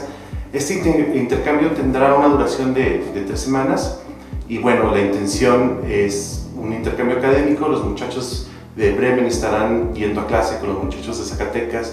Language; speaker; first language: Spanish; native; Spanish